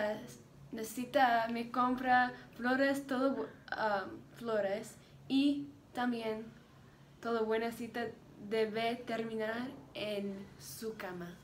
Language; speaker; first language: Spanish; non-native, learner; English